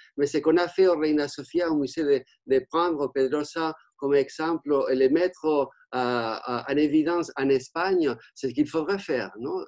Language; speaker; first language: French; non-native, fluent; Spanish